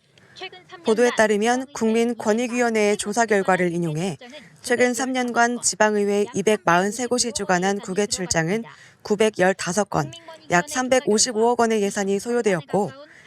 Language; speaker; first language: Korean; native; Korean